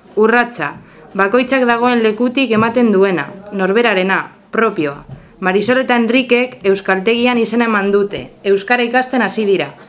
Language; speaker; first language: Basque; non-native, local second language; Spanish